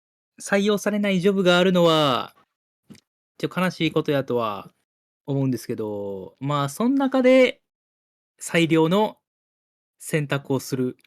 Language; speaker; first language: Japanese; native; Japanese